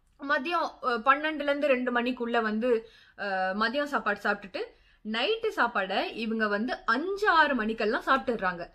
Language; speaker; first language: Tamil; early bilingual, heritage; Tamil